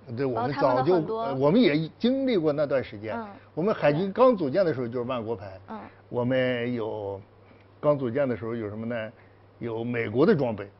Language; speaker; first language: Chinese; native; Chinese